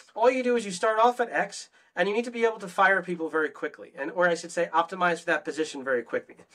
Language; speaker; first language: English; native; English